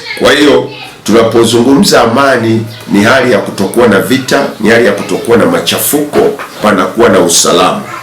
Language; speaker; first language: Swahili; native; Swahili